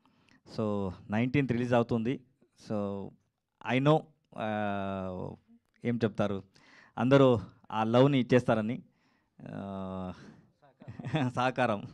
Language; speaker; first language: Telugu; non-native, learner; Kannada